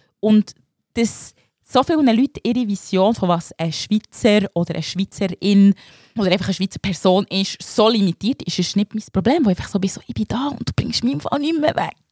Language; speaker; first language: German; early bilingual, other home language; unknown